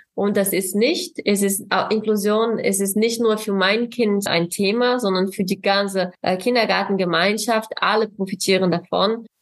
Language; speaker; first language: German; non-native, fluent; Portuguese